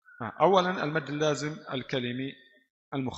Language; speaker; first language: Arabic; non-native, fluent; Indonesian